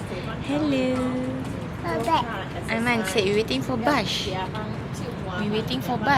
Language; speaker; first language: English; non-native, local second language; Malay